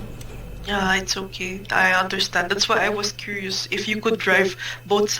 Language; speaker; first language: English; non-native, fluent; Filipino